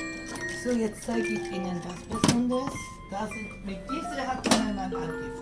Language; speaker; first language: German; non-native, fluent; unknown